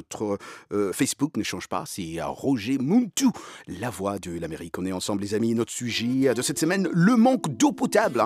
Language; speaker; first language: French; non-native, local second language; Lingala